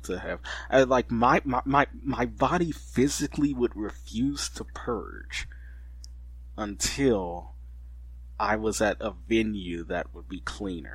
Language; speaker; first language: English; native; English